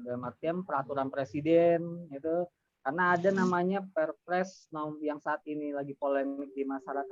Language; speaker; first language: Indonesian; native; Indonesian